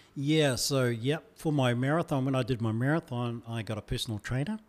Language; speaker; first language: English; native; English